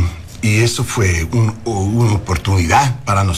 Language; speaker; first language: Spanish; non-native, learner; English